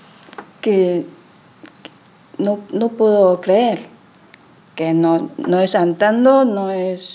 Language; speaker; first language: Spanish; non-native, learner; Chinese